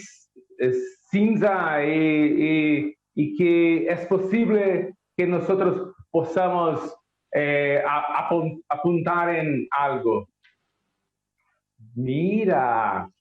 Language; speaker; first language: Spanish; non-native, learner; Portuguese